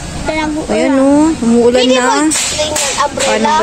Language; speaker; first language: Filipino; native; Filipino